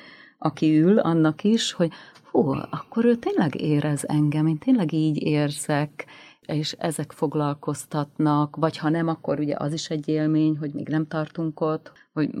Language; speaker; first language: Hungarian; native; Hungarian